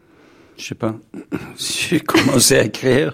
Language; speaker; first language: French; non-native, fluent; English